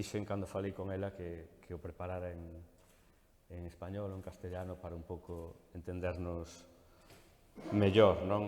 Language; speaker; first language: Spanish; native; Spanish